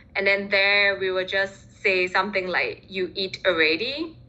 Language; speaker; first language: English; early bilingual, other home language; Chinese